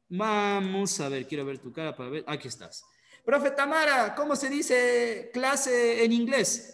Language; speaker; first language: Spanish; native; Spanish